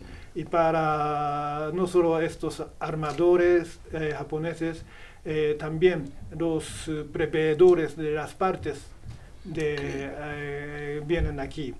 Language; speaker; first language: Spanish; non-native, fluent; Japanese